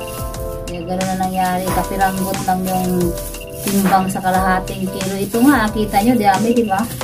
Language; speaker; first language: Filipino; non-native, local second language; Cebuano